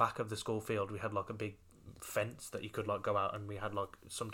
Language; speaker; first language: English; native; English